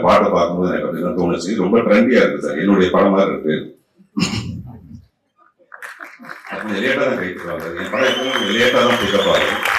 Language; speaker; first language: Tamil; native; Tamil